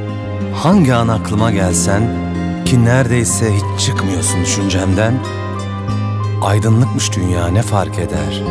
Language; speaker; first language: Turkish; native; Turkish